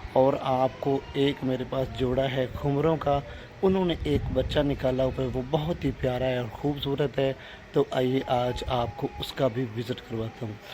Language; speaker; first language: Urdu; non-native, local second language; Punjabi